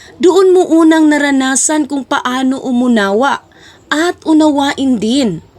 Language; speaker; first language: Filipino; non-native, local second language; Cebuano